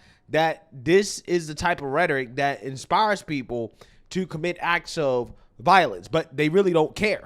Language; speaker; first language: English; native; English